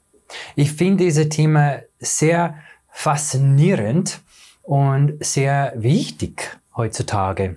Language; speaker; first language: German; non-native, fluent; English